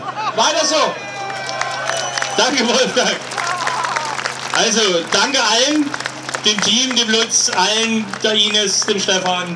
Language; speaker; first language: German; native; German